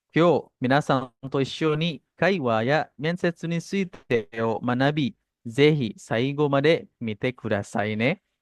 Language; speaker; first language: Japanese; non-native, fluent; Indonesian